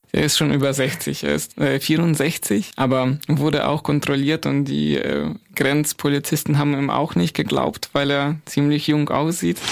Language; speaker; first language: German; non-native, fluent; Ukrainian